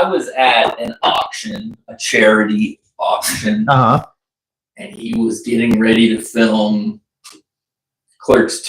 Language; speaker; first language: English; native; English